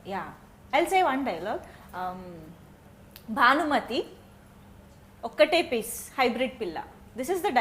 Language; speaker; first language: Telugu; native; Telugu